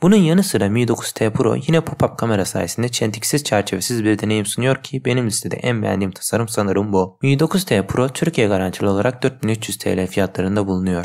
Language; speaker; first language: Turkish; native; Turkish